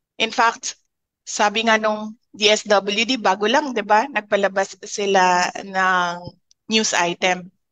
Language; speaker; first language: Filipino; non-native, local second language; Cebuano